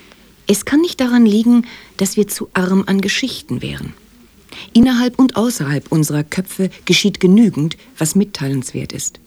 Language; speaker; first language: German; native; German